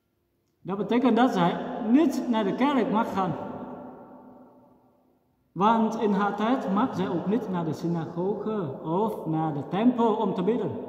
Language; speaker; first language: Dutch; non-native, fluent; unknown